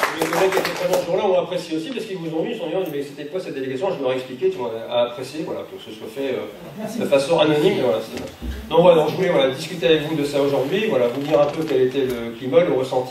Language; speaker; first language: French; native; French